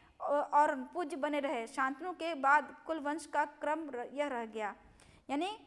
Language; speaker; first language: Hindi; non-native, local second language; Gujarati